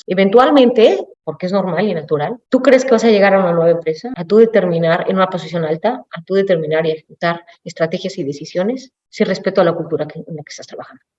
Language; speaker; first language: Spanish; native; Spanish